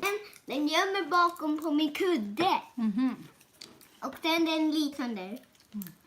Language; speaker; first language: Swedish; early bilingual, other home language; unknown